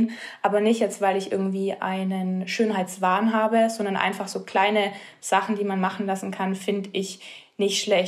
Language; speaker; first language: German; native; German